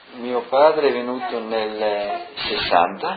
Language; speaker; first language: Italian; non-native, local second language; Friulian